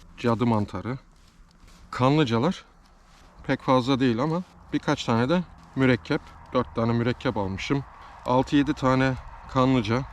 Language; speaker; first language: Turkish; early bilingual, heritage; Turkish